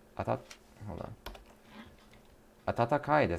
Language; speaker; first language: Japanese; non-native, learner; English